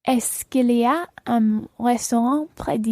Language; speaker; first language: French; non-native, learner; English